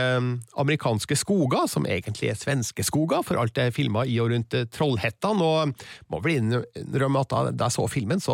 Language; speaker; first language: Norwegian; native; Norwegian